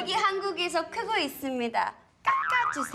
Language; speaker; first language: Korean; non-native, learner; English